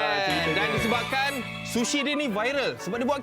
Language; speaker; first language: Malay; native; Malay